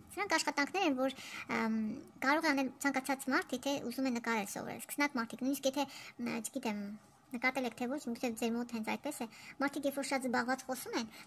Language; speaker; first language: Armenian; early bilingual, heritage; Armenian